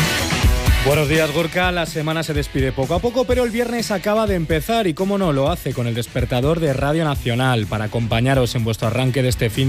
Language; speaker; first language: Spanish; native; Spanish